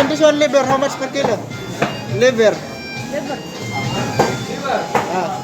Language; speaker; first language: English; non-native, learner; Filipino